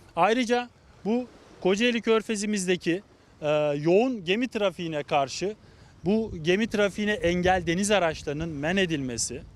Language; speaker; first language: Turkish; native; Turkish